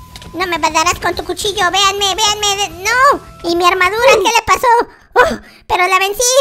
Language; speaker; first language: Spanish; native; Spanish